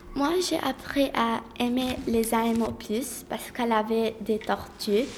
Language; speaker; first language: French; early bilingual, other home language; Arabic